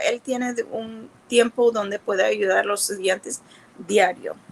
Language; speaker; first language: Spanish; early bilingual, heritage; Spanish